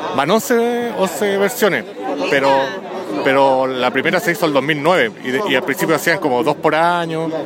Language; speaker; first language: Spanish; native; Spanish